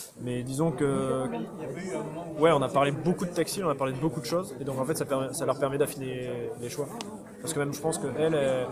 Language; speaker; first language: French; native; French